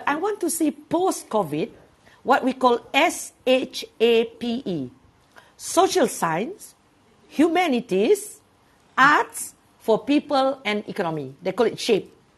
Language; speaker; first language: English; non-native, local second language; Malay